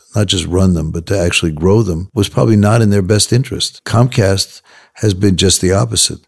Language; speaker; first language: English; native; English